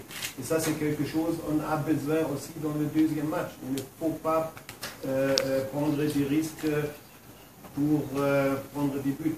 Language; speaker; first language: French; non-native, fluent; German